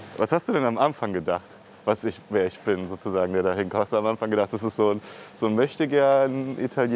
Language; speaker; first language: German; native; German